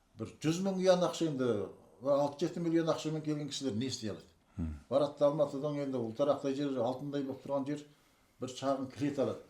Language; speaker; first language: Kazakh; early bilingual, heritage; Kazakh